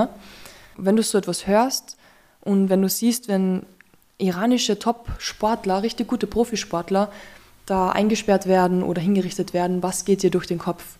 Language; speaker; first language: German; native; German